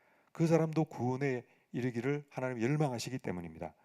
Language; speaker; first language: Korean; native; Korean